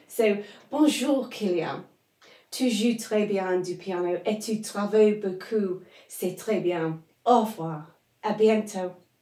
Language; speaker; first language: French; non-native, learner; English